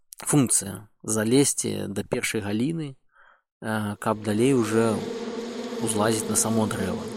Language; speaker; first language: Belarusian; native; Belarusian